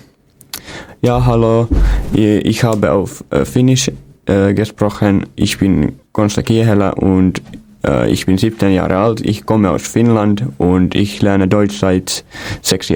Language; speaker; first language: German; non-native, fluent; Finnish